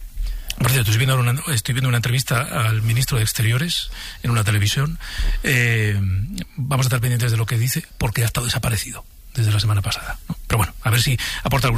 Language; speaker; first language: Spanish; native; Spanish